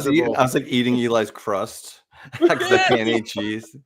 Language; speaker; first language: English; native; English